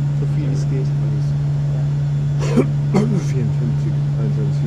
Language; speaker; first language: German; native; German